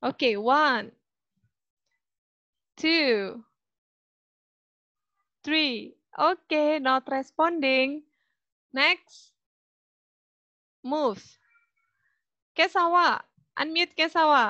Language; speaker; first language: English; non-native, learner; Indonesian